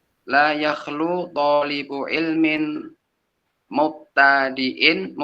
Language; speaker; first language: Arabic; non-native, learner; Indonesian